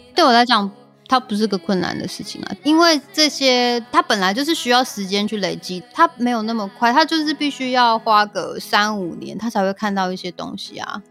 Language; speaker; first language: Chinese; native; Chinese